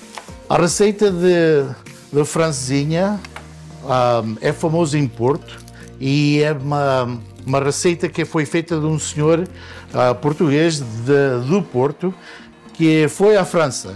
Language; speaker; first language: Portuguese; early bilingual, heritage; Portuguese